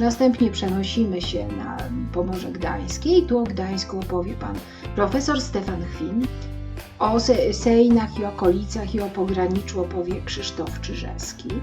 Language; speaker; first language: Polish; native; Polish